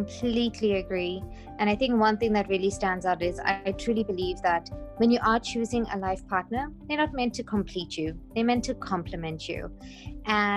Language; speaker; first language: English; native; English